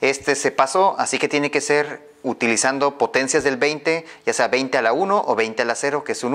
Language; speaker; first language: Spanish; native; Spanish